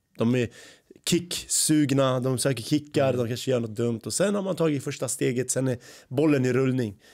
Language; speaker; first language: Swedish; early bilingual, other home language; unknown